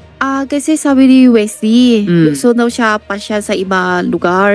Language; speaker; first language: Filipino; non-native, learner; Chinese